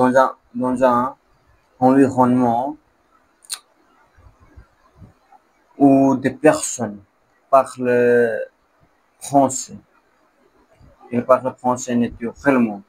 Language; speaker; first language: French; non-native, learner; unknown